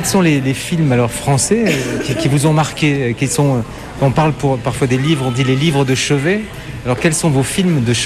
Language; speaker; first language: French; native; French